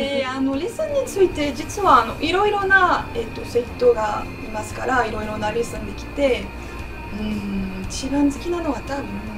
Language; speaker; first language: Japanese; non-native, learner; French